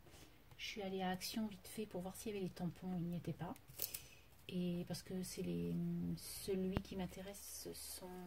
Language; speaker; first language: French; native; French